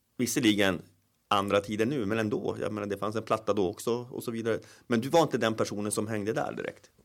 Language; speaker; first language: Swedish; native; Swedish